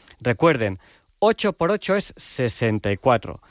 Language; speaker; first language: Spanish; native; Spanish